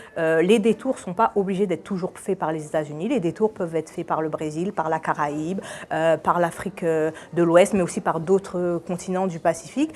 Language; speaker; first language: French; early bilingual, other home language; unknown